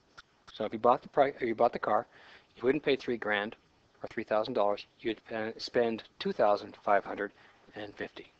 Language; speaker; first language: English; native; English